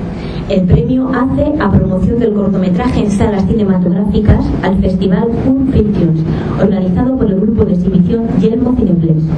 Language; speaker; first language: Spanish; native; Spanish